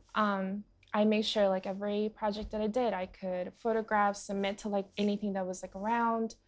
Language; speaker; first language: English; early bilingual, other home language; Portuguese